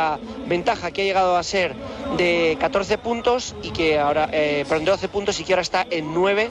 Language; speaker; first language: Spanish; native; Spanish